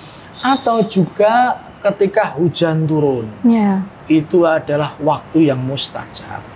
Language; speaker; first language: Indonesian; native; Indonesian